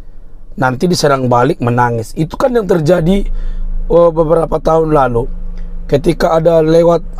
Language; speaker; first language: Indonesian; native; Indonesian